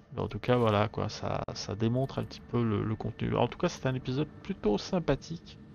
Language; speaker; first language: French; native; French